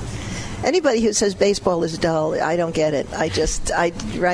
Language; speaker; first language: English; native; English